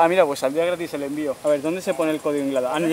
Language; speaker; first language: Spanish; native; Spanish